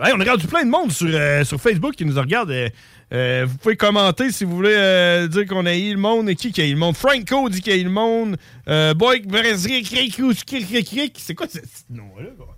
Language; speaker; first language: French; native; French